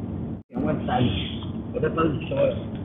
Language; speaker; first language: Chinese; native; Chinese